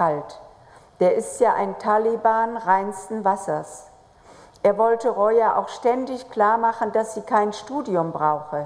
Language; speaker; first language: German; native; German